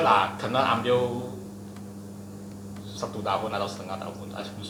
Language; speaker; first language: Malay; non-native, local second language; Chinese